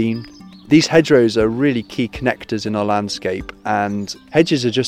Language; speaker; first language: English; native; English